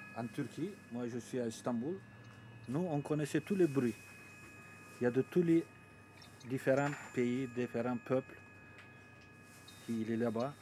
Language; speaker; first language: French; non-native, learner; Turkish